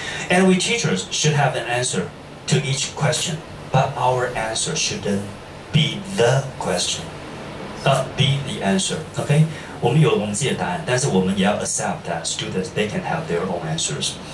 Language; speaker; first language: English; non-native, fluent; Chinese